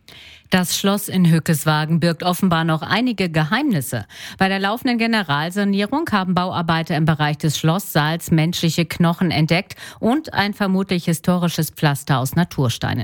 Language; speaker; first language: German; native; German